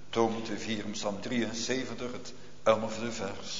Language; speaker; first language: Dutch; native; Dutch